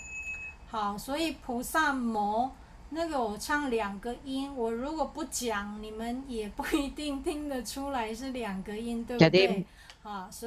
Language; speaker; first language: Chinese; native; Chinese